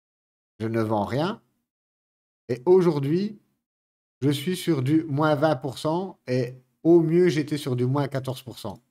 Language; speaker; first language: French; native; French